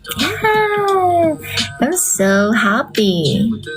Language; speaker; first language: English; non-native, learner; Thai